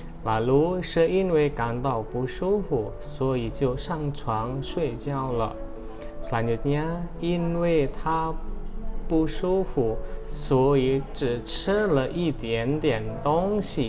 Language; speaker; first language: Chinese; non-native, fluent; Indonesian